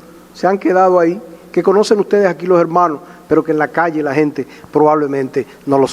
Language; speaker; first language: Spanish; native; Spanish